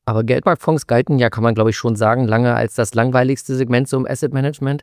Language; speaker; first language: German; native; German